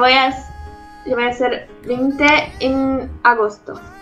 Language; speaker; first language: Spanish; non-native, learner; Portuguese